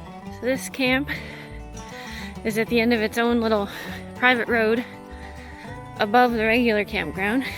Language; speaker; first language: English; native; English